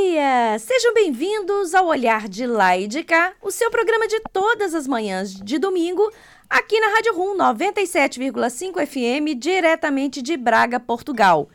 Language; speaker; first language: Portuguese; native; Portuguese